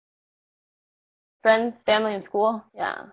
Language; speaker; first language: Chinese; early bilingual, heritage; Chinese